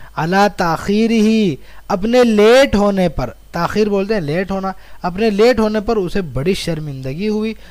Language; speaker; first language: Urdu; native; Urdu